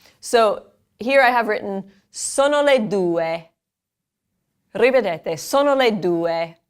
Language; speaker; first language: Italian; non-native, fluent; English